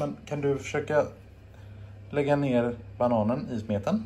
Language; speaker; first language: Swedish; native; Swedish